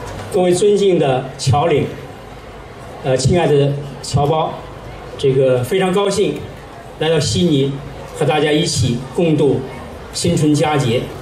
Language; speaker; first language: Chinese; native; Chinese